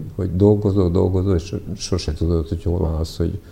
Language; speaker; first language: Hungarian; early bilingual, other home language; Serbian